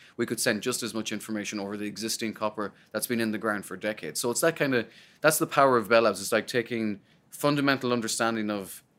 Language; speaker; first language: English; native; English